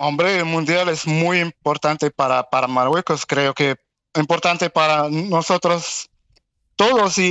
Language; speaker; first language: Spanish; non-native, fluent; Arabic